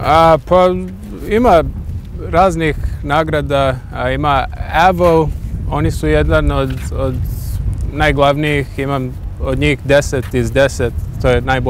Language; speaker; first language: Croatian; early bilingual, heritage; English